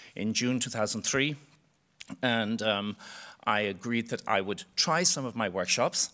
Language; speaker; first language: English; native; English